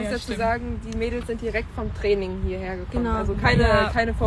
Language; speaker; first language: German; native; German